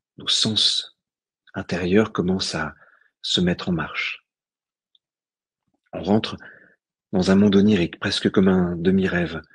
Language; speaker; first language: French; native; French